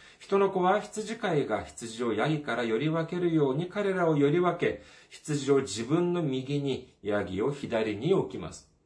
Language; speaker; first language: Japanese; non-native, fluent; Korean